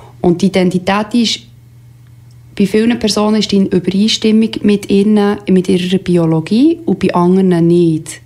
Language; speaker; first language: German; native; German